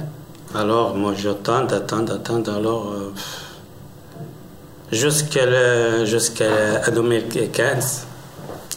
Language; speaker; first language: French; non-native, learner; Arabic